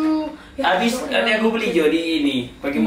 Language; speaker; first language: Indonesian; non-native, learner; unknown